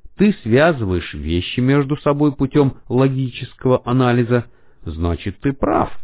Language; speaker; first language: Russian; non-native, fluent; Arabic